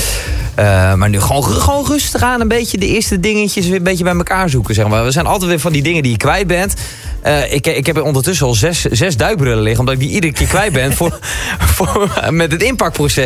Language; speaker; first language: Dutch; native; Dutch